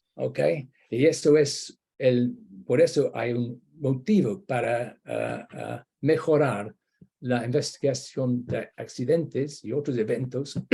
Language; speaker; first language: Spanish; non-native, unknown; English